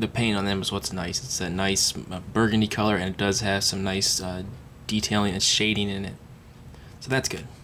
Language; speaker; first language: English; native; English